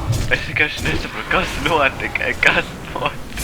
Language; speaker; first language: Latvian; native; Latvian